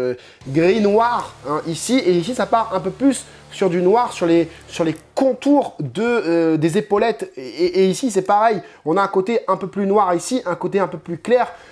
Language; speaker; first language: French; native; French